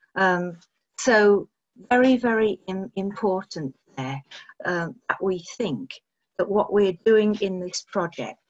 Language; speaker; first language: English; native; English